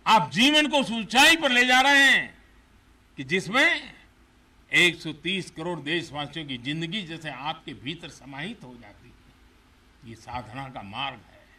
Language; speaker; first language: Hindi; non-native, local second language; Gujarati